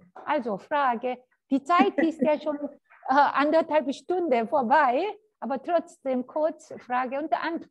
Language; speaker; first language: German; non-native, fluent; Korean